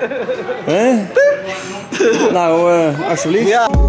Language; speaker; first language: Dutch; native; Dutch